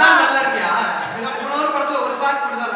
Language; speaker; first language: Tamil; native; Tamil